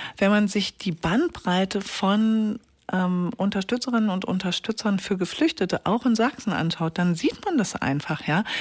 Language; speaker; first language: German; native; German